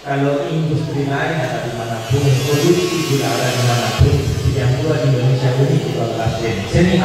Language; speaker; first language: Indonesian; non-native, fluent; Spanish